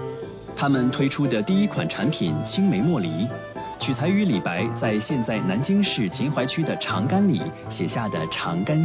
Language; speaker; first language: Chinese; native; Chinese